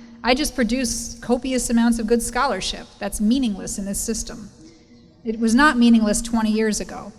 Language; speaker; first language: English; native; English